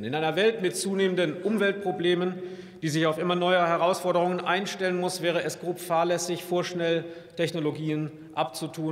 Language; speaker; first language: German; native; German